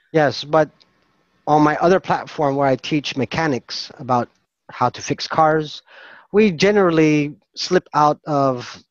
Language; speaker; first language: English; non-native, fluent; Filipino